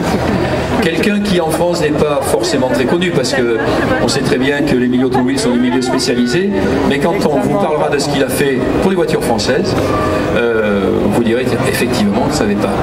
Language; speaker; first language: French; native; French